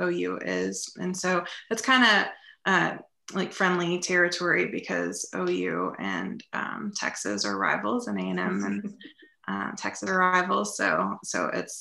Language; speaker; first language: English; native; English